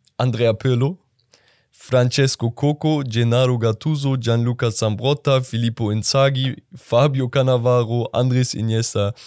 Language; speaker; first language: German; native; German